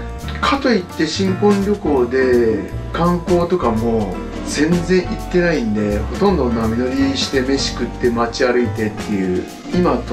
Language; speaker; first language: Japanese; native; Japanese